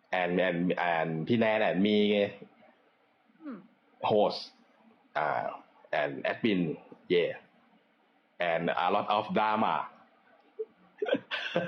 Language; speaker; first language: English; non-native, learner; Thai